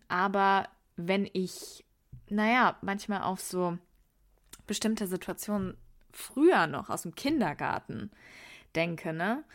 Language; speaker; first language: German; early bilingual, other home language; Persian